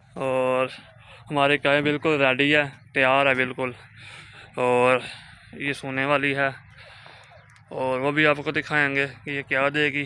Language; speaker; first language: Hindi; non-native, local second language; Punjabi